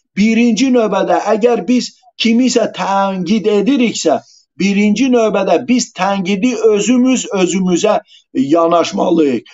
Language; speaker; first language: Azerbaijani; non-native, local second language; Talysh